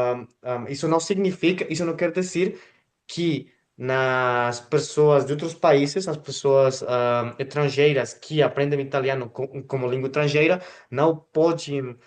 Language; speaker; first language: Portuguese; non-native, fluent; Spanish